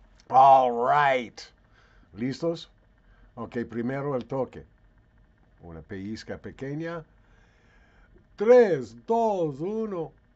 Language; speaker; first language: Spanish; non-native, fluent; English